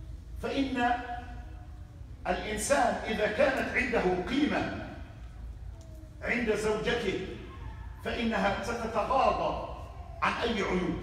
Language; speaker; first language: Arabic; native; Arabic